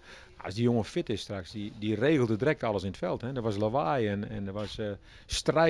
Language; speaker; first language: Dutch; native; Dutch